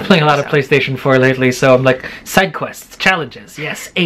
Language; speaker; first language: English; native; English